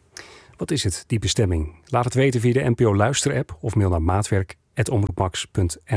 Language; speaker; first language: Dutch; native; Dutch